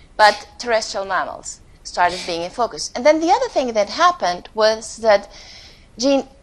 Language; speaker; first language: English; non-native, fluent; Spanish